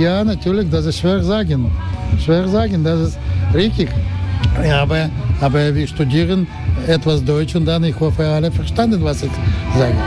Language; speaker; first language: German; non-native, learner; Russian